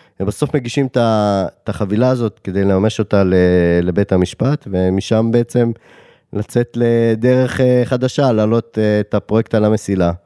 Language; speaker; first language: Hebrew; native; Hebrew